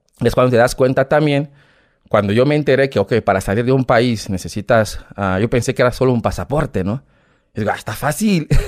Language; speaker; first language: Spanish; non-native, fluent; Portuguese